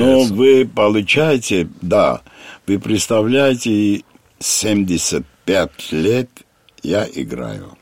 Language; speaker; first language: Russian; non-native, local second language; Armenian